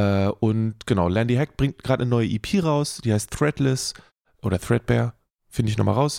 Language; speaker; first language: German; native; German